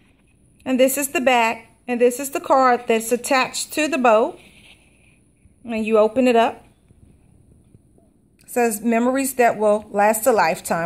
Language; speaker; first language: English; native; English